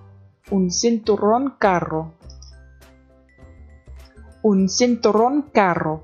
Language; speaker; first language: Spanish; non-native, learner; English